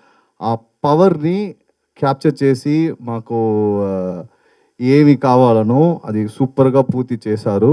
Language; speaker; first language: Telugu; non-native, learner; Tamil